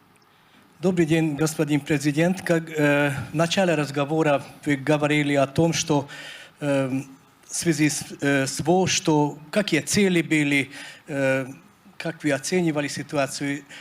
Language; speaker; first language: Russian; non-native, fluent; Hungarian